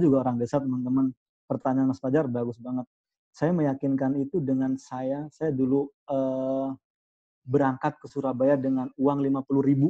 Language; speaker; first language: Indonesian; non-native, local second language; Madurese